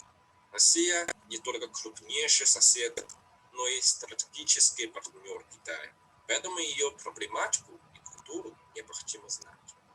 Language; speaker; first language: Russian; non-native, fluent; Chinese